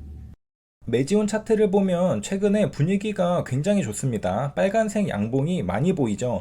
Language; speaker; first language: Korean; native; Korean